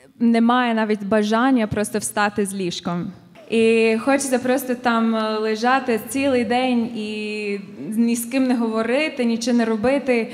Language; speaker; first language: Ukrainian; non-native, fluent; English